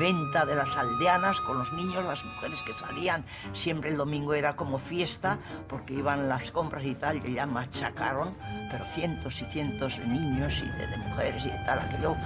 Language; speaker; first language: Spanish; native; Spanish